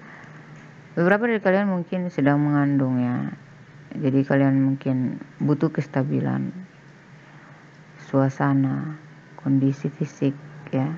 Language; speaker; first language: Indonesian; native; Indonesian